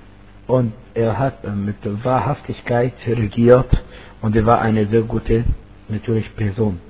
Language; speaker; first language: German; non-native, fluent; Arabic